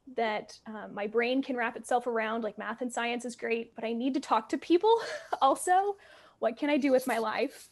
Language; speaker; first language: English; native; English